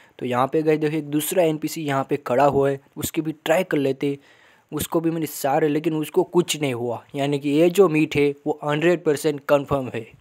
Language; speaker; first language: Hindi; non-native, local second language; Gujarati